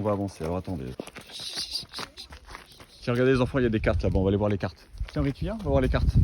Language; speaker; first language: French; native; French